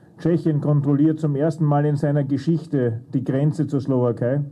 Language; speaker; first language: German; native; German